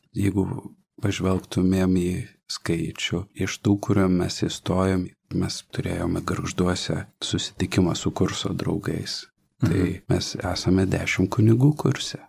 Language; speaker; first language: Lithuanian; native; Lithuanian